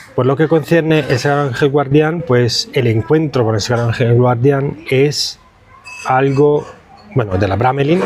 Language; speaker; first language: Spanish; non-native, fluent; Italian